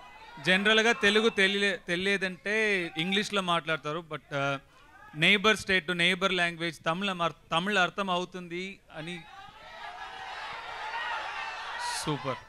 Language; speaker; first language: Telugu; non-native, learner; Tamil